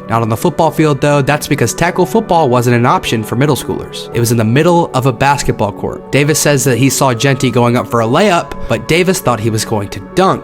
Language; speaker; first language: English; native; English